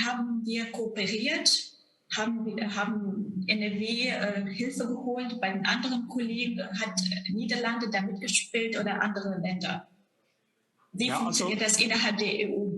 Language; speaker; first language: German; non-native, fluent; Russian